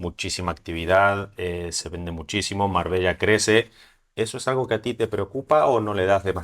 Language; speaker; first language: Spanish; native; Spanish